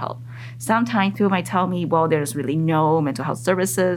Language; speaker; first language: English; non-native, fluent; Chinese